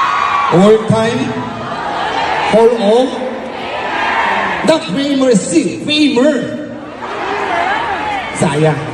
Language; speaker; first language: English; non-native, learner; Korean